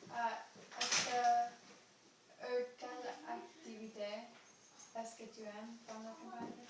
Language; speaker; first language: French; non-native, learner; English